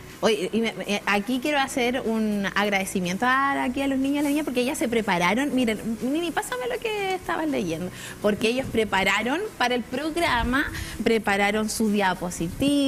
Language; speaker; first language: Spanish; native; Spanish